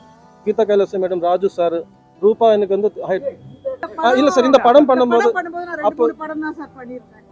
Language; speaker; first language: Tamil; non-native, local second language; Telugu